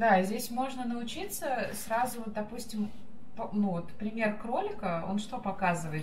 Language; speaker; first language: Russian; native; Russian